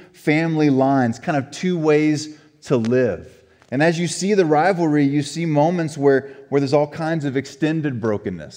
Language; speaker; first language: English; native; English